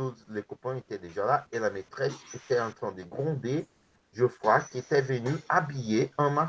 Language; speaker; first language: French; non-native, learner; Portuguese